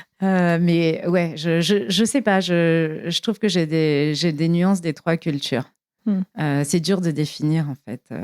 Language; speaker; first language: French; native; French